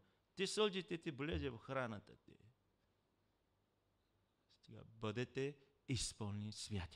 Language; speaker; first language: Bulgarian; non-native, learner; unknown